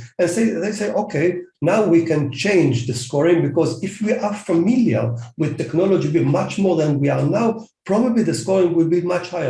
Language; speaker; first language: English; non-native, fluent; Hebrew